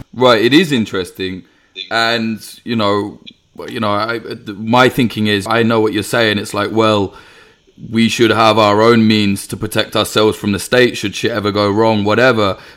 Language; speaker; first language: English; native; English